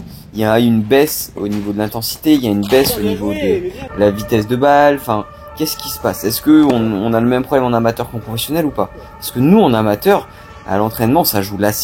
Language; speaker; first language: French; native; French